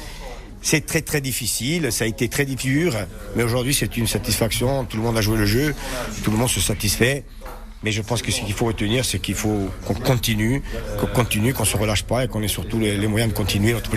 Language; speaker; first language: French; native; French